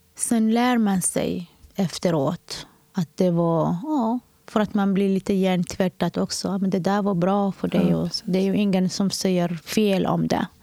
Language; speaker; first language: Swedish; non-native, fluent; Somali